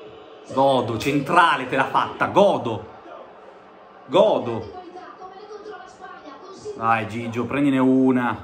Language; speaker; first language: Italian; native; Italian